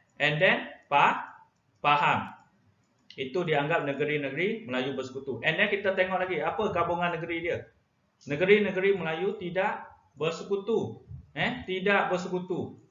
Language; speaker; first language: Malay; non-native, local second language; Chinese